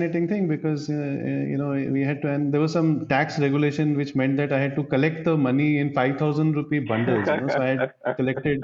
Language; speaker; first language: English; non-native, local second language; Bangla